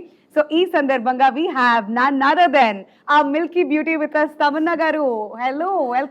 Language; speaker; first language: Telugu; native; Telugu